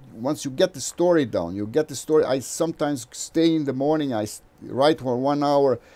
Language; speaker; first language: English; non-native, fluent; Portuguese